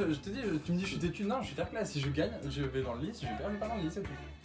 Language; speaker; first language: French; native; French